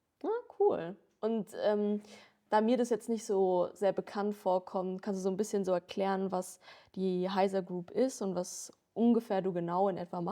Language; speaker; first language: German; native; German